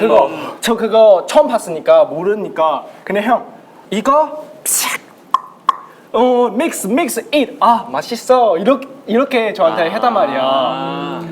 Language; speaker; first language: Korean; non-native, local second language; Chinese